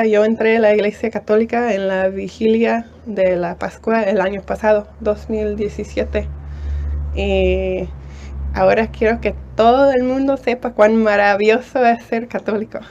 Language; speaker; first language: Spanish; non-native, fluent; English